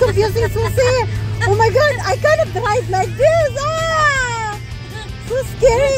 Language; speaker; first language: English; non-native, learner; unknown